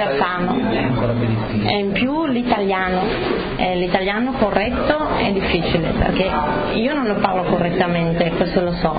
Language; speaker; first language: Italian; native; Italian